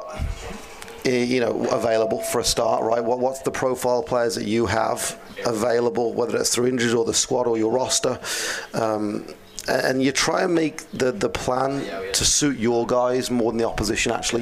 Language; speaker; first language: English; native; English